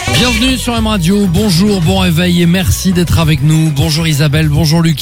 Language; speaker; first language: French; native; French